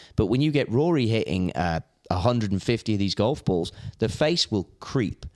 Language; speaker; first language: English; native; English